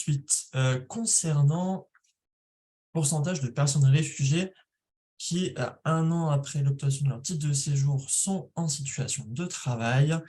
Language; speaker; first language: French; native; French